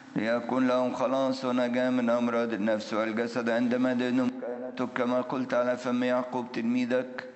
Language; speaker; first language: Arabic; native; Arabic